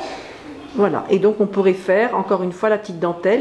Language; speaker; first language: French; native; French